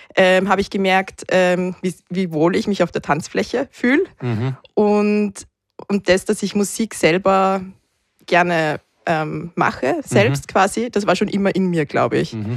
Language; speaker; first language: German; native; German